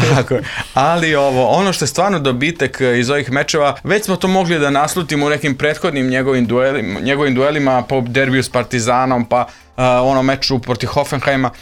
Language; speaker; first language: Serbian; native; Serbian